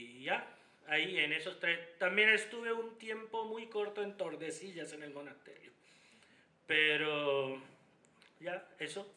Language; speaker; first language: Spanish; non-native, fluent; Hindi